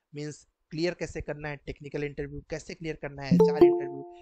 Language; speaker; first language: Hindi; native; Hindi